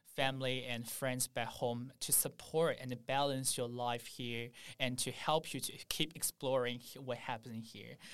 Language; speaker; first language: English; non-native, fluent; Chinese